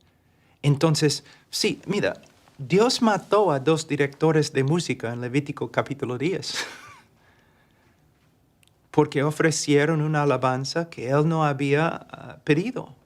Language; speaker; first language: Spanish; non-native, fluent; English